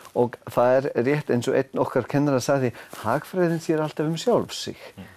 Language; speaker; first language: Icelandic; non-native, fluent; German